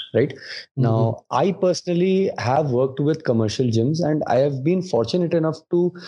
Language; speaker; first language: English; non-native, local second language; Hindi